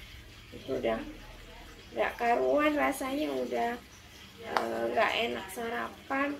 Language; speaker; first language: Indonesian; native; Indonesian